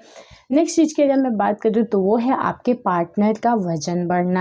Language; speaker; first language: Hindi; native; Hindi